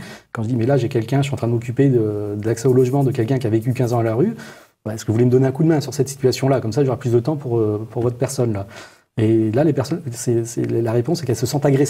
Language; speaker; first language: French; native; French